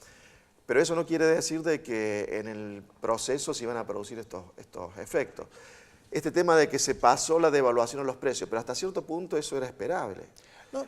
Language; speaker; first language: Spanish; native; Spanish